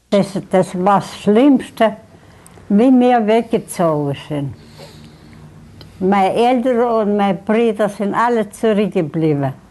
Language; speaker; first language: German; early bilingual, heritage; German